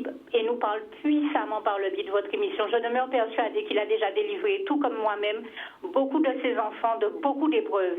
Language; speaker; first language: French; native; French